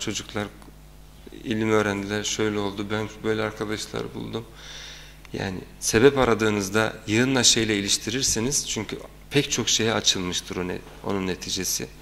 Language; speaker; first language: Turkish; native; Turkish